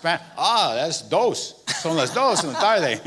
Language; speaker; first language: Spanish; non-native, learner; English